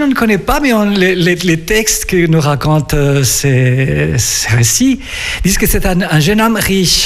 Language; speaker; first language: French; non-native, fluent; Spanish